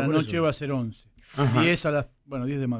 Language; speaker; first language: Spanish; native; Spanish